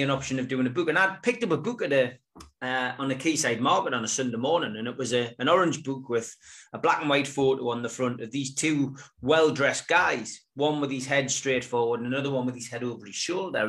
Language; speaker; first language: English; native; English